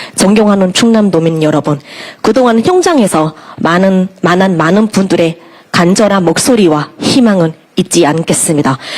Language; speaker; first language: Korean; non-native, fluent; Burmese